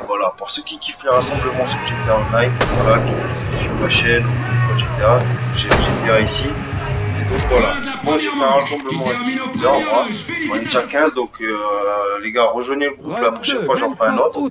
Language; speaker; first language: French; native; French